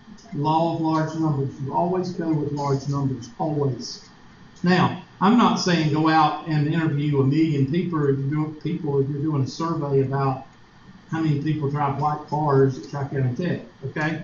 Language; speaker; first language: English; native; English